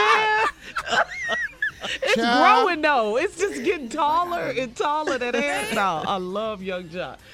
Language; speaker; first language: English; native; English